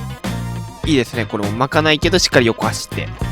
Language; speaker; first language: Japanese; native; Japanese